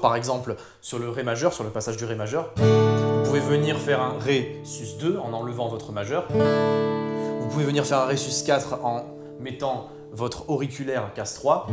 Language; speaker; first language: French; native; French